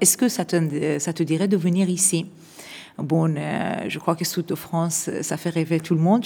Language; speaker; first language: French; non-native, fluent; Persian